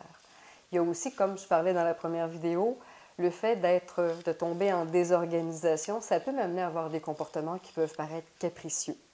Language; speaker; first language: French; native; French